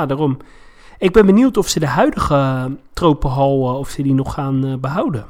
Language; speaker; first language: Dutch; native; Dutch